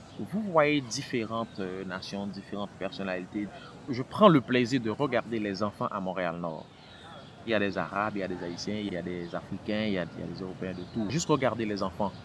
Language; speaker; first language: French; non-native, local second language; Haitian Creole